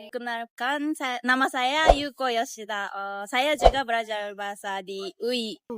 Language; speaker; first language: Indonesian; non-native, learner; Japanese